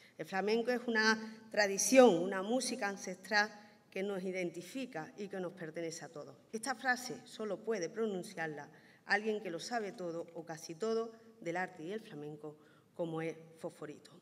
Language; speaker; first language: Spanish; native; Spanish